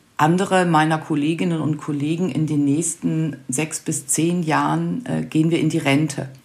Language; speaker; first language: German; native; German